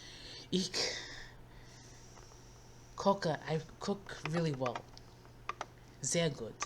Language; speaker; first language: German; non-native, learner; English